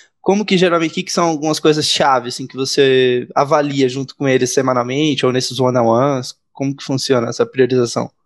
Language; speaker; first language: Portuguese; native; Portuguese